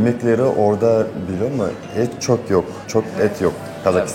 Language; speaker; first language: Turkish; non-native, learner; Kazakh